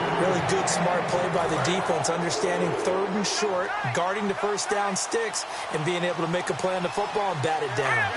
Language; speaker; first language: English; native; English